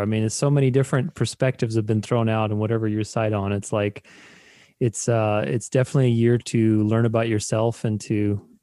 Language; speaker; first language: English; native; English